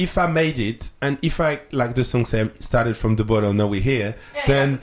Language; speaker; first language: English; non-native, fluent; French